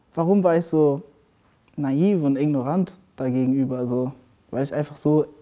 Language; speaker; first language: German; early bilingual, other home language; English